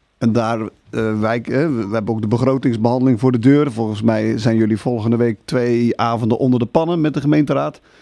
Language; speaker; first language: Dutch; native; Dutch